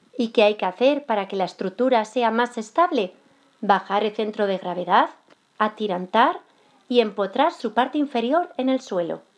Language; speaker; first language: Spanish; native; Spanish